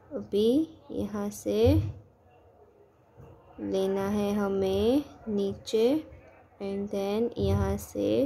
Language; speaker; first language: Hindi; non-native, local second language; Gujarati